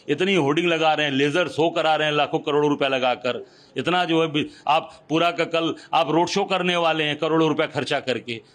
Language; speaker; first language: Hindi; native; Hindi